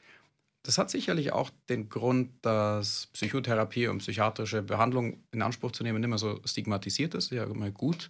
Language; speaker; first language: German; native; German